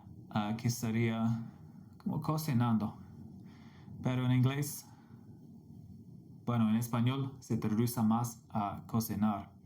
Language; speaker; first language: Spanish; non-native, fluent; English